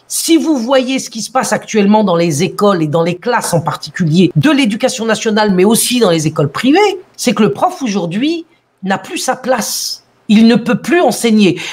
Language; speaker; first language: French; early bilingual, other home language; Arabic